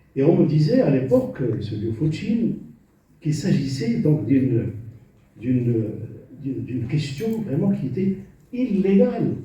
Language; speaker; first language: French; non-native, local second language; Arabic